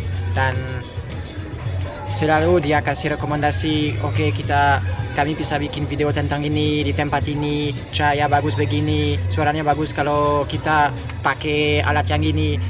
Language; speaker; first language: Indonesian; non-native, fluent; French